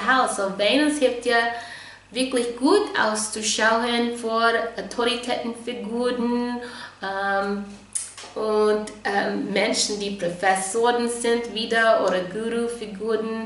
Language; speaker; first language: German; non-native, fluent; English